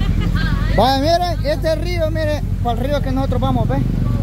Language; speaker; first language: Spanish; native; Spanish